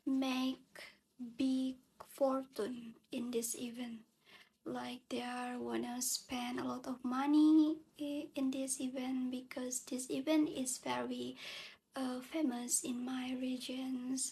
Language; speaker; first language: English; non-native, learner; Indonesian